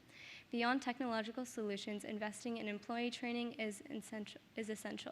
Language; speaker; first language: English; native; English